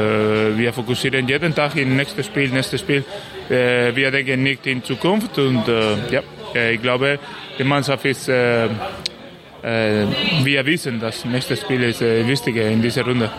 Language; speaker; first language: German; non-native, learner; Spanish